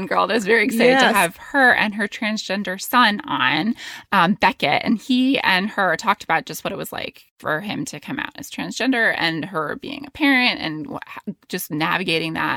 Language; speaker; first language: English; native; English